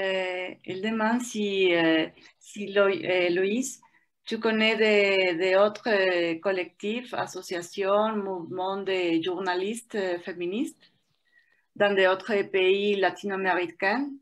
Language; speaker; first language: French; non-native, fluent; Spanish